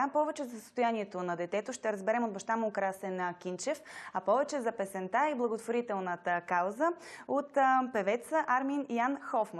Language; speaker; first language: Bulgarian; native; Bulgarian